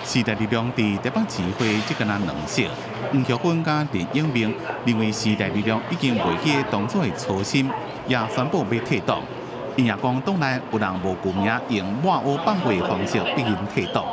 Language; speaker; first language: Chinese; native; Chinese